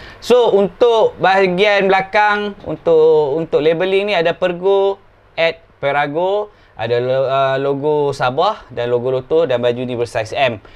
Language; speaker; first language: Malay; native; Malay